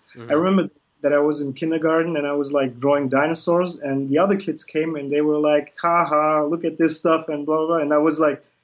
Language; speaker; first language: English; early bilingual, other home language; Kurdish